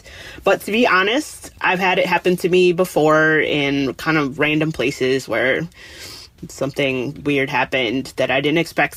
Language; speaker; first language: English; native; English